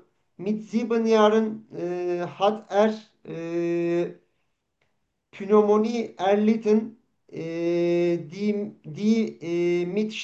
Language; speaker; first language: German; non-native, learner; Turkish